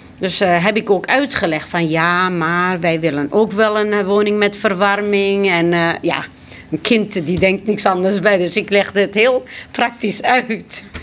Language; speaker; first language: Dutch; early bilingual, other home language; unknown